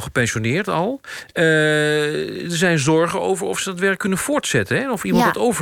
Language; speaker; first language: Dutch; native; Dutch